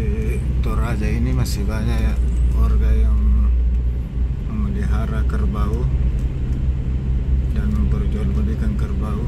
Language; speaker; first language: Indonesian; native; Indonesian